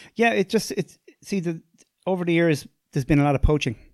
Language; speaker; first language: English; native; English